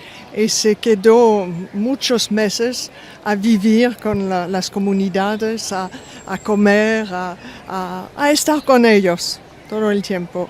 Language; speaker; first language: Spanish; non-native, fluent; French